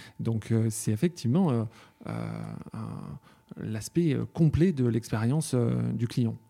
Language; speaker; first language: French; native; French